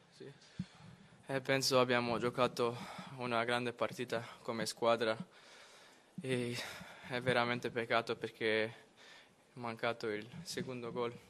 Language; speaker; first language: Italian; non-native, learner; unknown